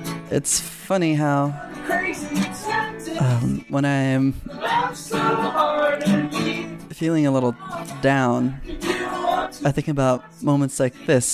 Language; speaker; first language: English; non-native, local second language; Filipino